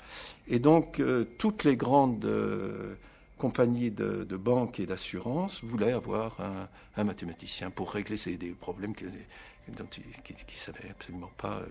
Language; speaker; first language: French; native; French